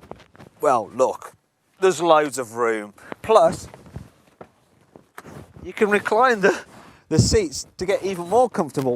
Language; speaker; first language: English; native; English